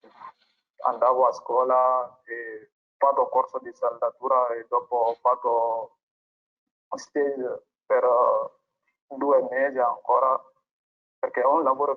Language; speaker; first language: Italian; non-native, learner; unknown